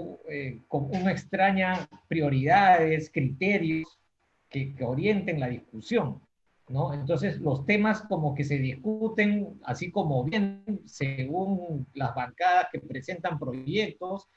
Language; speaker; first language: Spanish; native; Spanish